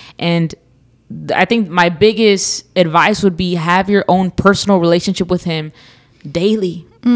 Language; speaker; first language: English; early bilingual, other home language; Spanish